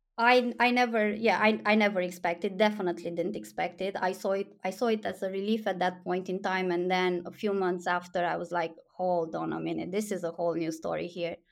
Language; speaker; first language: English; non-native, fluent; Romanian